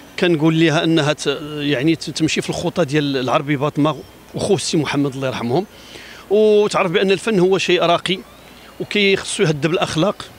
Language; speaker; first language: Arabic; native; Arabic